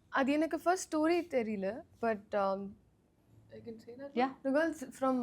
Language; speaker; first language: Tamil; non-native, learner; Telugu